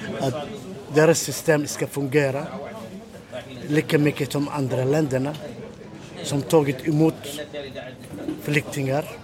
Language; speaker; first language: Swedish; non-native, fluent; Somali